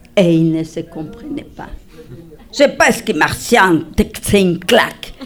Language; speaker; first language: French; non-native, fluent; Spanish